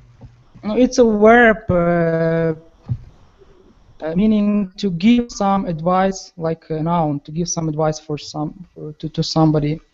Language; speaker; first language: English; non-native, learner; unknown